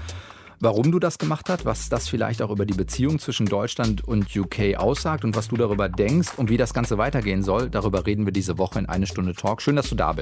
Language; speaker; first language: German; native; German